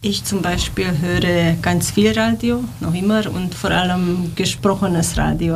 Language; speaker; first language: German; non-native, fluent; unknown